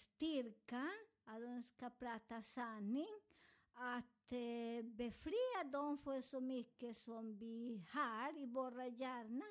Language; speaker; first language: Swedish; non-native, fluent; Spanish